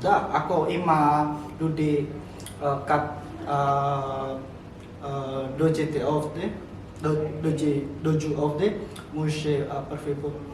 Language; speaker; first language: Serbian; non-native, learner; Indonesian